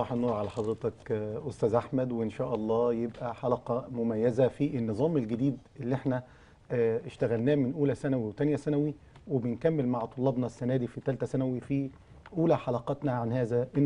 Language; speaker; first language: Arabic; native; Arabic